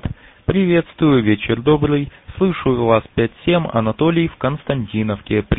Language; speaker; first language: Russian; native; Russian